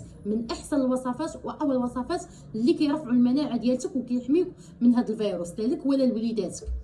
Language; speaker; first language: Arabic; native; Arabic